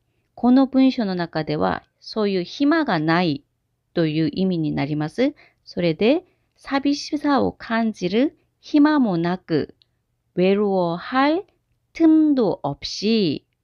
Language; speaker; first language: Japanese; non-native, fluent; Korean